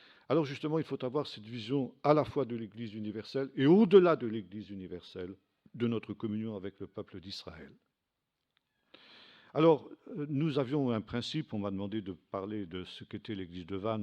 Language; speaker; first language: French; native; French